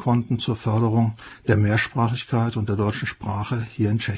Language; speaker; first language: German; native; German